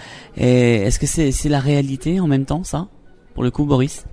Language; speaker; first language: French; native; French